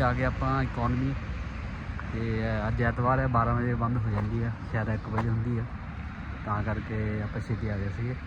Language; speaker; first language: Punjabi; native; Punjabi